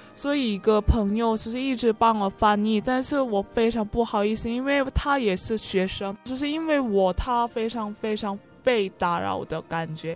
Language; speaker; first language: Chinese; non-native, learner; Korean